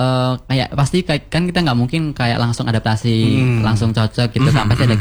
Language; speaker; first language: Indonesian; non-native, local second language; Javanese